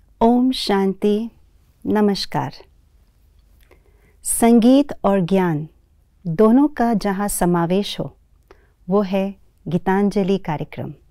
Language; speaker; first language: Hindi; native; Hindi